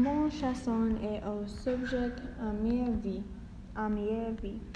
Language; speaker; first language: French; non-native, learner; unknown